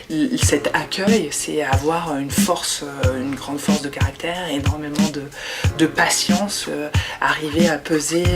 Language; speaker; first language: French; native; French